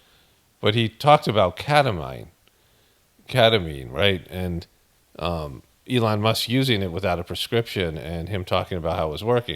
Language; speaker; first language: English; native; English